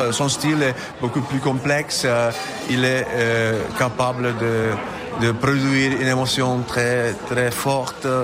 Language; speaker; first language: French; non-native, fluent; Czech